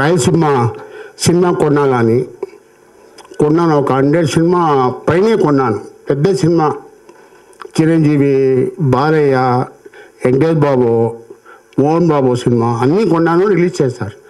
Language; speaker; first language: Telugu; non-native, learner; Kannada